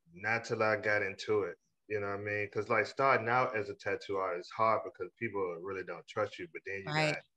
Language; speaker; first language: English; native; English